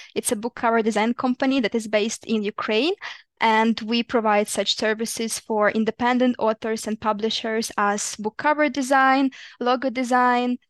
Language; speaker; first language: English; non-native, fluent; Ukrainian